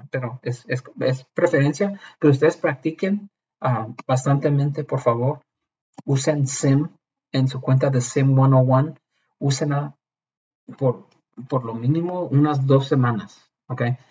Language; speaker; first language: Spanish; early bilingual, heritage; Spanish